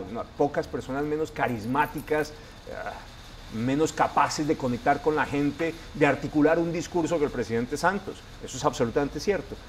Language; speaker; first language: Spanish; native; Spanish